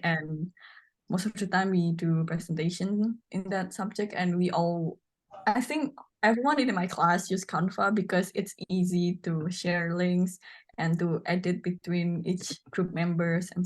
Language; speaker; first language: English; non-native, learner; Indonesian